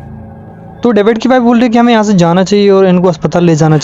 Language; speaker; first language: Hindi; native; Hindi